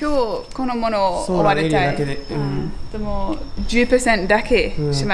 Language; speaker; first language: Japanese; non-native, learner; English